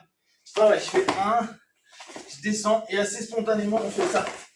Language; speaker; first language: French; native; French